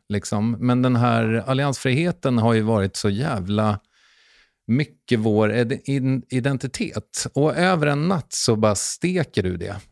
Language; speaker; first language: Swedish; native; Swedish